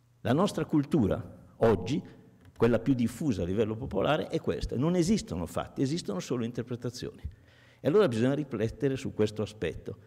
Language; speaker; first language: Italian; native; Italian